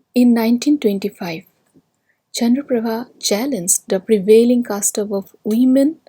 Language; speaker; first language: English; non-native, local second language; Assamese